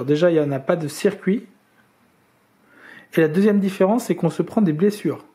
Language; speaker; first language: French; native; French